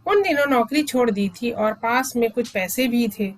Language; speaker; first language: Hindi; non-native, local second language; Malayalam